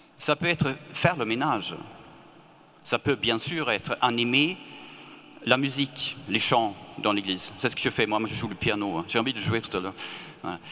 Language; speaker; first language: French; non-native, fluent; Swedish